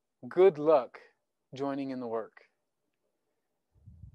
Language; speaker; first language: English; native; English